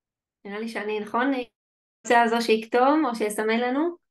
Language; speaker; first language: Hebrew; native; Hebrew